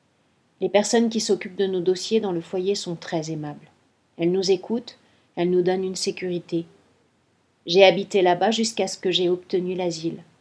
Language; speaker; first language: French; non-native, fluent; Spanish